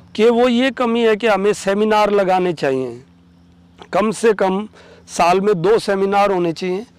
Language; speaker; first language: Hindi; native; Hindi